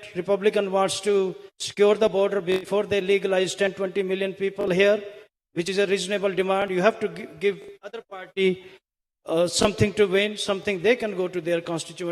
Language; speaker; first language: English; non-native, local second language; Hindi